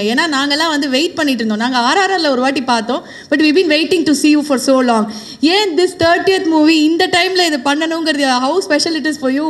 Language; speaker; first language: Tamil; native; Tamil